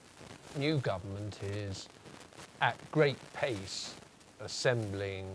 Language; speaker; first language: English; native; English